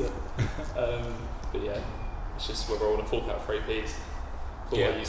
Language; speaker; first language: English; native; English